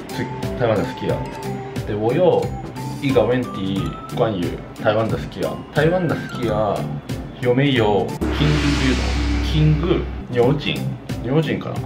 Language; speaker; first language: Chinese; non-native, learner; Japanese